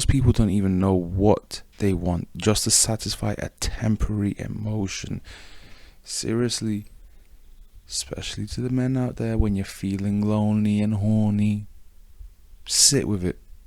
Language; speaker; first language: English; native; English